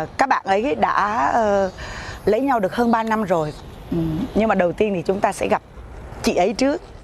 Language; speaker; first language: Vietnamese; native; Vietnamese